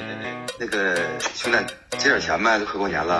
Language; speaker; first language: Chinese; native; Chinese